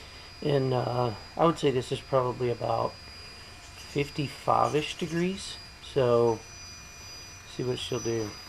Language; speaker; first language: English; native; English